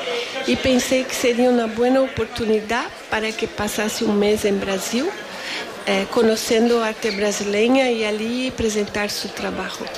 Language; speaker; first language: Spanish; non-native, fluent; Portuguese